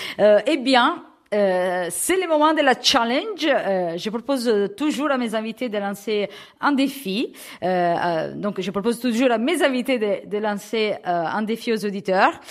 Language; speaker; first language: French; non-native, fluent; Italian